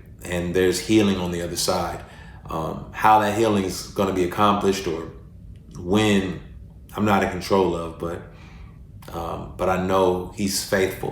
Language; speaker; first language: English; native; English